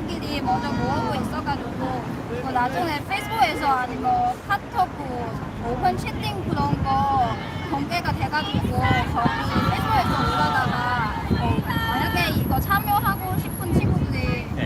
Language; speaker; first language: Korean; non-native, learner; Cantonese